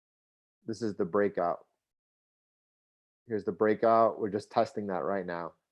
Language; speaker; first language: English; native; English